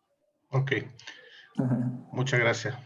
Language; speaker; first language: Spanish; non-native, local second language; Portuguese